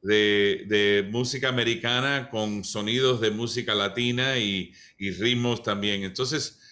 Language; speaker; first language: Spanish; early bilingual, other home language; English